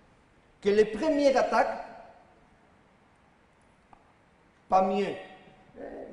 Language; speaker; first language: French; non-native, learner; Spanish